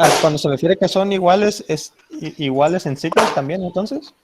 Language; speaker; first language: Spanish; native; Spanish